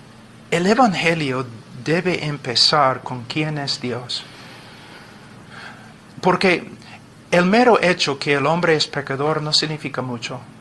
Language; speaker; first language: Spanish; non-native, fluent; English